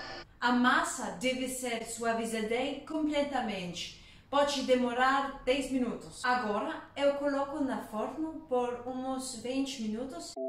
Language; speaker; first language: Portuguese; non-native, learner; Danish